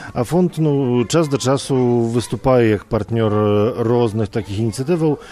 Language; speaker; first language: Belarusian; non-native, local second language; Polish